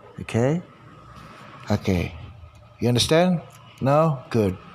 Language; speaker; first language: English; non-native, learner; Indonesian